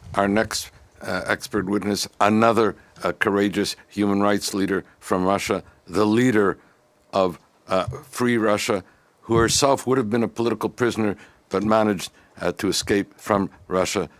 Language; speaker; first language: English; native; English